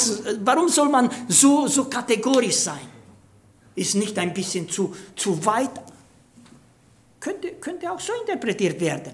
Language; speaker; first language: German; non-native, fluent; Romanian